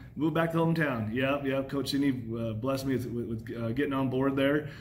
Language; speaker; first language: English; native; English